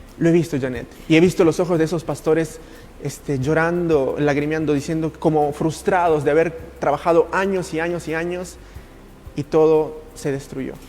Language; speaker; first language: Spanish; early bilingual, heritage; Spanish